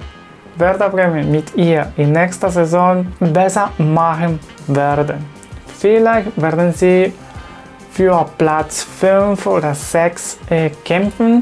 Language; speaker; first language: German; non-native, learner; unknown